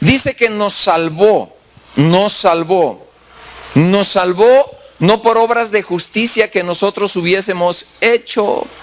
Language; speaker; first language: Spanish; native; Spanish